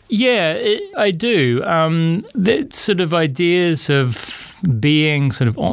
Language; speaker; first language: English; native; English